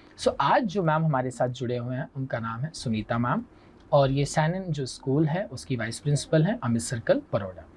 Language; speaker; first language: Hindi; native; Hindi